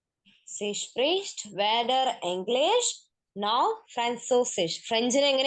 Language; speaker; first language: German; non-native, fluent; Malayalam